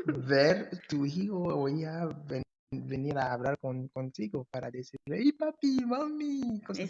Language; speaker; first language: Spanish; non-native, fluent; English